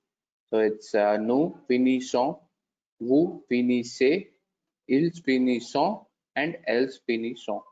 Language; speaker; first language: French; non-native, learner; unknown